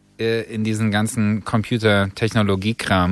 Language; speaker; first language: German; native; German